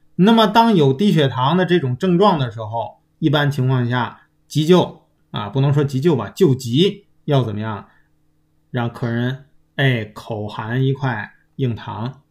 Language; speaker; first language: Chinese; native; Chinese